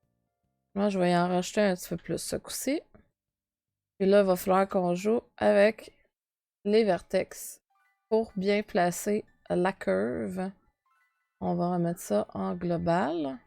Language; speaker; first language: French; native; French